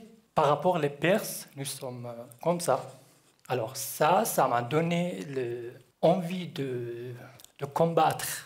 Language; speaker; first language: French; non-native, learner; Kurdish